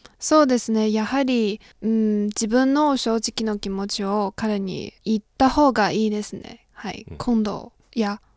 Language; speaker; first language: Japanese; non-native, fluent; Chinese